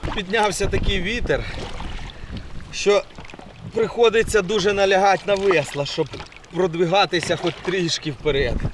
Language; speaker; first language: Ukrainian; native; Ukrainian